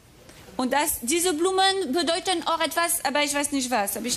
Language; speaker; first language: German; non-native, fluent; French